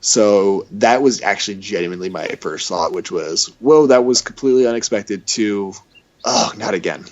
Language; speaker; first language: English; native; English